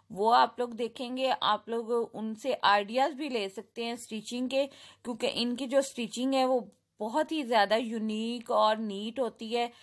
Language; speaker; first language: Urdu; native; Urdu